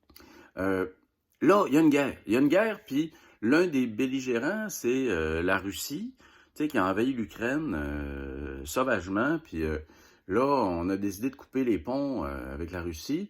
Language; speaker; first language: French; native; French